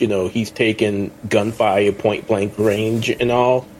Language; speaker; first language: English; native; English